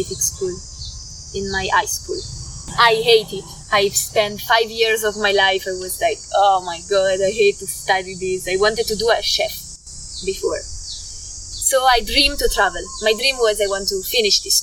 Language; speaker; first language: English; non-native, fluent; Italian